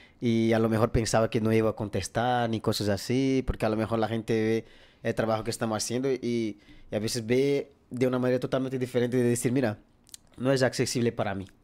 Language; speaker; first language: Spanish; non-native, fluent; Portuguese